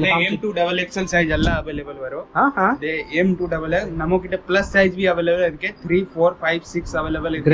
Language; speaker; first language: Tamil; non-native, learner; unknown